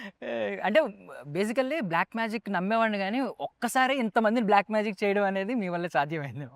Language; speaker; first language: Telugu; native; Telugu